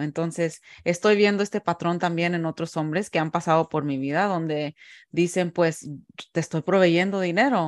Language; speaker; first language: Spanish; early bilingual, heritage; Spanish